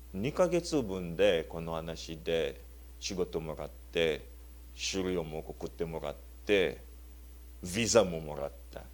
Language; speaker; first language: Japanese; non-native, learner; Luba-Lulua